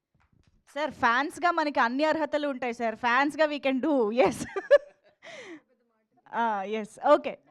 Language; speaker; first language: Telugu; native; Telugu